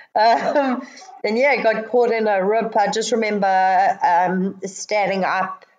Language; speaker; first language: English; native; English